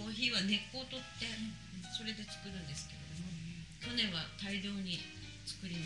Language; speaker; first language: Japanese; native; Japanese